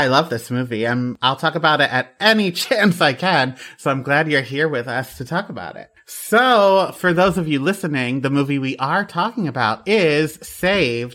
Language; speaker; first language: English; native; English